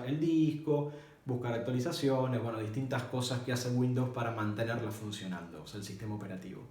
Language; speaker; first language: Spanish; native; Spanish